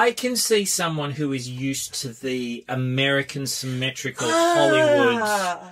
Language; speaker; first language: English; native; English